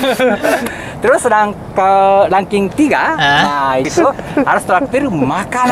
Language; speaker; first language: Indonesian; non-native, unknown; Japanese